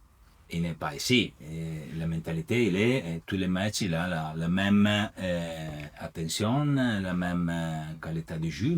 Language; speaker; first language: French; non-native, learner; Italian